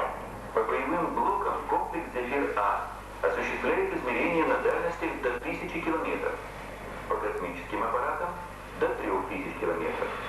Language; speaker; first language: Russian; native; Russian